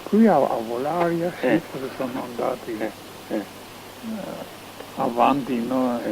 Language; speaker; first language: Italian; non-native, learner; Slovenian